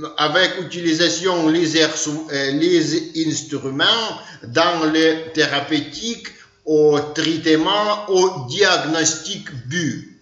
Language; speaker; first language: French; non-native, learner; Ukrainian